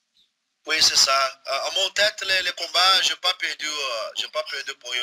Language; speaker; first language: French; non-native, learner; Portuguese